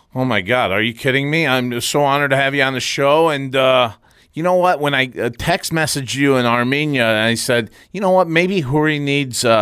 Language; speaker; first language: English; early bilingual, other home language; Armenian